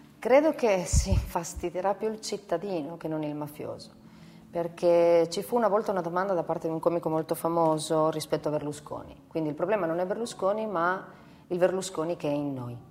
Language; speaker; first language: Italian; non-native, fluent; Spanish